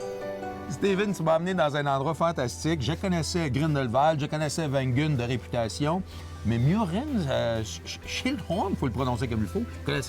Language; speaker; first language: French; native; French